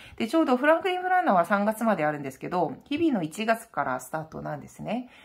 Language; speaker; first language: Japanese; non-native, fluent; Korean